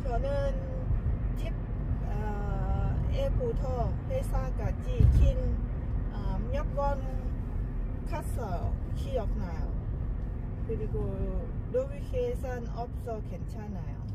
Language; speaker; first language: Korean; non-native, learner; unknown